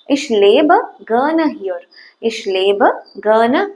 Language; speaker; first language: German; non-native, fluent; Tamil